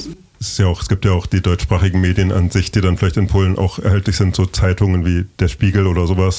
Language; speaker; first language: German; native; German